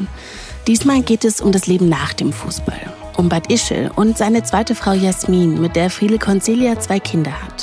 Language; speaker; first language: German; native; German